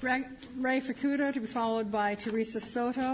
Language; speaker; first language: English; native; English